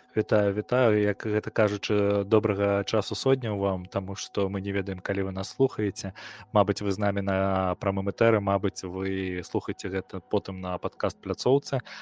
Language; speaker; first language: Belarusian; non-native, local second language; Russian